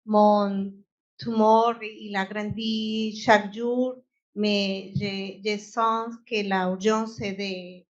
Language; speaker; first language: French; non-native, learner; Spanish